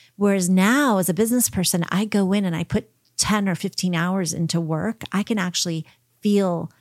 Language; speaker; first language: English; early bilingual, heritage; English